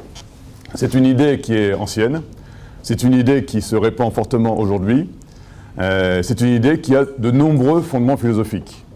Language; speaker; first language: French; native; French